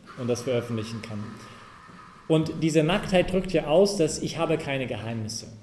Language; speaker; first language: German; non-native, fluent; English